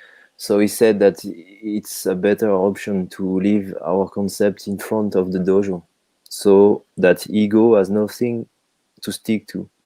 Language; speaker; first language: English; non-native, fluent; French